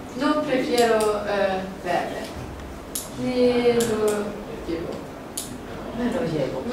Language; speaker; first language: Spanish; non-native, learner; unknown